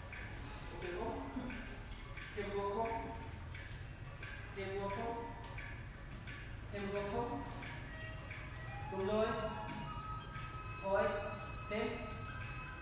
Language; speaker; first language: Vietnamese; non-native, learner; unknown